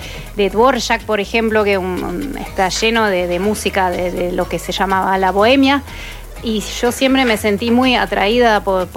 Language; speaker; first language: Spanish; non-native, fluent; German